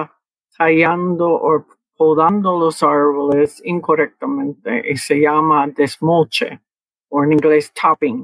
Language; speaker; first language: Spanish; early bilingual, heritage; Spanish